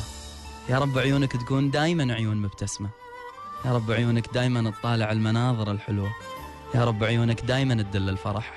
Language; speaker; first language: Arabic; native; Arabic